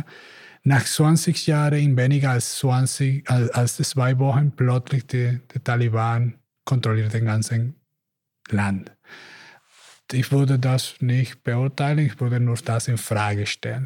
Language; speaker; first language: German; non-native, learner; Spanish